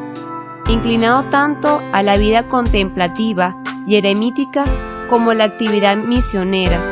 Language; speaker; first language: Spanish; native; Spanish